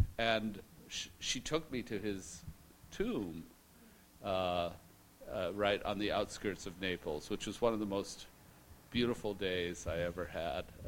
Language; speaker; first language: English; native; English